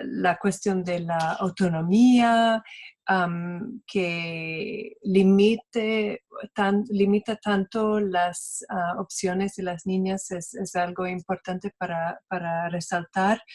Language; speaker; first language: Spanish; non-native, fluent; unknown